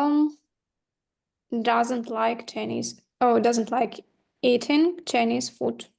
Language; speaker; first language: English; non-native, learner; Ukrainian